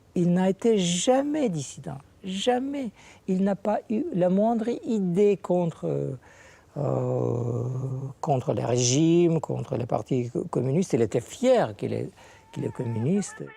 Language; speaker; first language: French; non-native, fluent; Russian